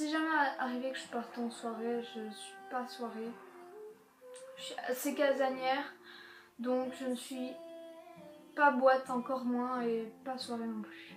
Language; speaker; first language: French; native; French